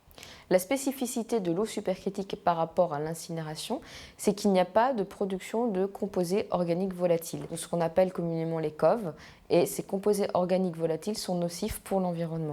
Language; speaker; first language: French; native; French